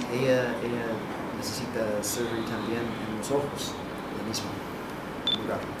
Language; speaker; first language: Spanish; non-native, learner; English